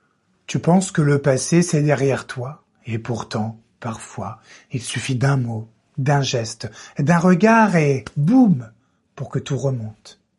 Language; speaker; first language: French; native; French